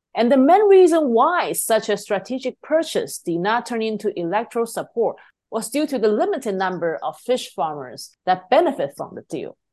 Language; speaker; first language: English; non-native, fluent; Chinese